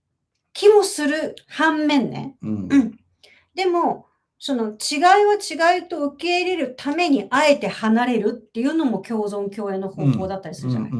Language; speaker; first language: Japanese; native; Japanese